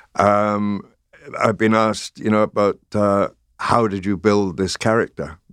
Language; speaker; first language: English; native; English